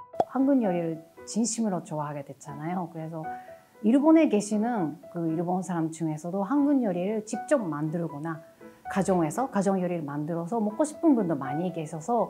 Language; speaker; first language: Korean; non-native, fluent; Japanese